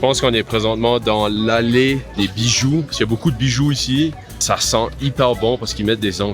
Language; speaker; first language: French; native; French